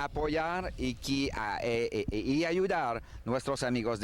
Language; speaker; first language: Spanish; non-native, learner; French